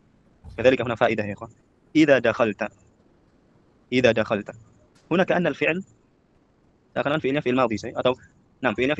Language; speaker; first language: Arabic; non-native, fluent; Indonesian